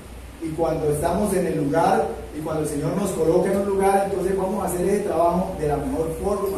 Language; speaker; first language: Spanish; native; Spanish